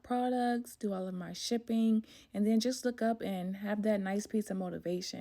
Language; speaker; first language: English; native; English